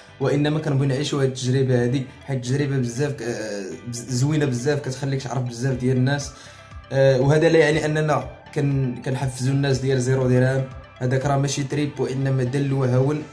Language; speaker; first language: Arabic; native; Arabic